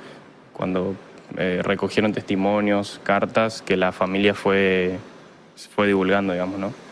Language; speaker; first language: Spanish; native; Spanish